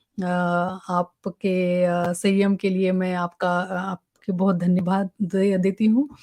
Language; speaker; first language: Hindi; non-native, local second language; Marathi